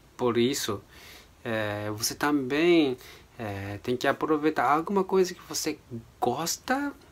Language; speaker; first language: Portuguese; non-native, fluent; Japanese